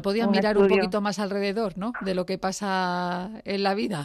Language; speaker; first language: Spanish; native; Spanish